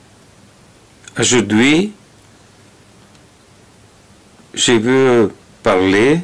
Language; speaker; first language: French; non-native, learner; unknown